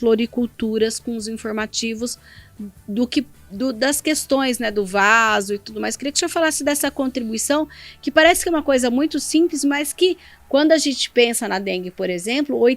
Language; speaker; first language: Portuguese; native; Portuguese